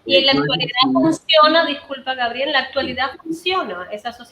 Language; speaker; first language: Spanish; native; Spanish